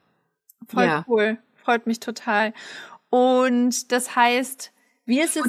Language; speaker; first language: German; native; German